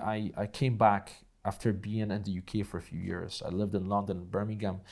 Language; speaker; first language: English; non-native, fluent; Polish